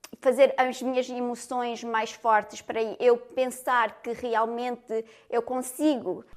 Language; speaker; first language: Portuguese; early bilingual, other home language; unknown